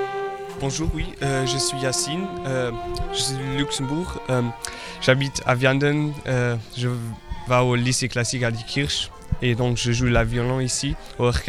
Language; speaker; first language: French; non-native, local second language; Luxembourgish